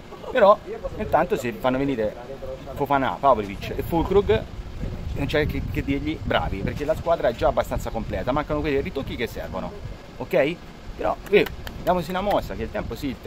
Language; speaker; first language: Italian; native; Italian